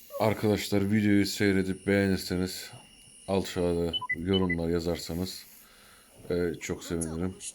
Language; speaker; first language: Turkish; early bilingual, heritage; Turkish